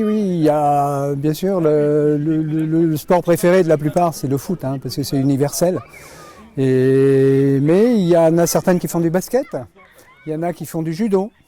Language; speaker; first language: French; native; French